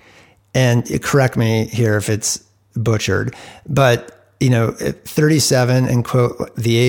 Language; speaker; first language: English; native; English